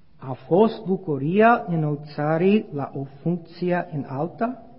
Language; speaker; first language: Romanian; non-native, learner; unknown